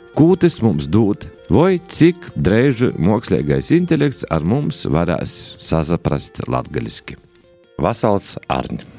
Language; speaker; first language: Latvian; native; Latvian